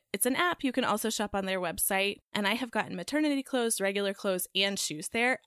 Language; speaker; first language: English; native; English